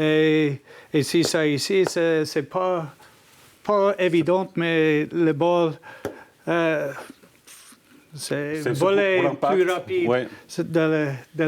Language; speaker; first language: French; non-native, learner; English